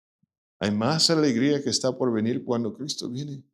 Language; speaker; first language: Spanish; non-native, fluent; English